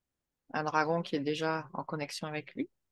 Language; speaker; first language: French; native; French